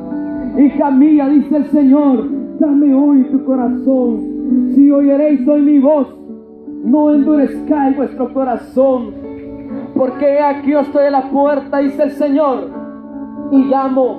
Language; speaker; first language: Spanish; native; Spanish